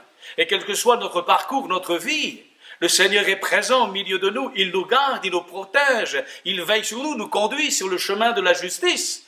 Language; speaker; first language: French; native; French